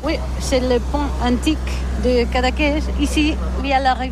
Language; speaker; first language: French; non-native, learner; Catalan